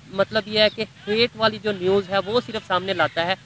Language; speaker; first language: Urdu; native; Urdu